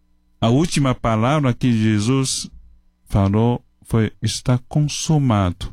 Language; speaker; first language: Portuguese; non-native, fluent; Chinese